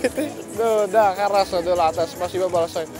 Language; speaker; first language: Russian; non-native, learner; Indonesian